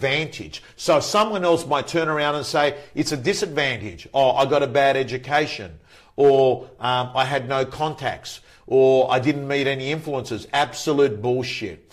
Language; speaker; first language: English; native; English